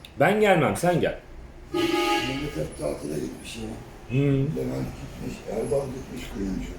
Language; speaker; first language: Turkish; native; Turkish